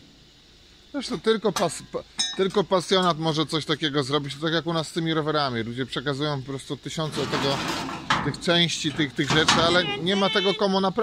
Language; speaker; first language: Polish; native; Polish